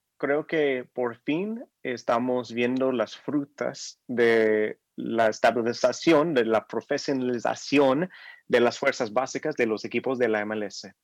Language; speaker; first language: Spanish; non-native, fluent; English